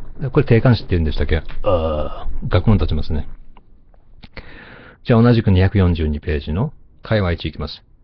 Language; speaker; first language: Japanese; native; Japanese